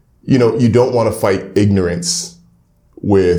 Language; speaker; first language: English; native; English